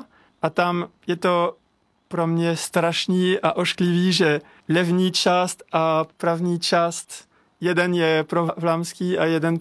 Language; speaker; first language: Czech; non-native, fluent; French